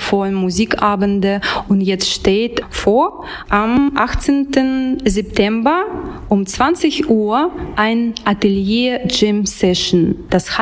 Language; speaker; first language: German; non-native, fluent; Russian